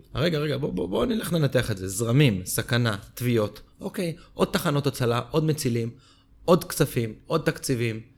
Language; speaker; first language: Hebrew; native; Hebrew